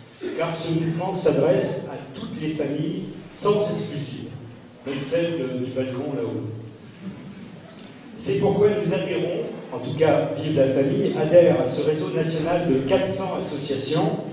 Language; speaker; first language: French; native; French